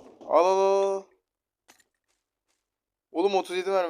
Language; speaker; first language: Turkish; native; Turkish